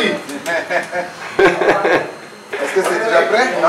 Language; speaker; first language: French; non-native, learner; Spanish